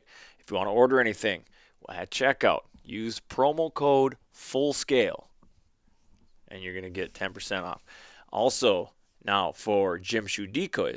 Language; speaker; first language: English; native; English